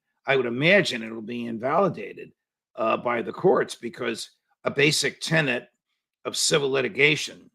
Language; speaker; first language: English; native; English